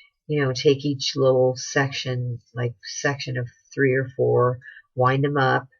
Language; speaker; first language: English; native; English